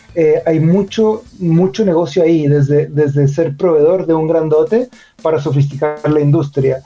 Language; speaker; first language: Spanish; native; Spanish